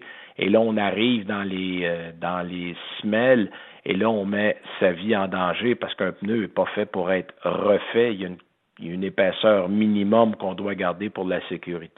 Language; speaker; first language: French; native; French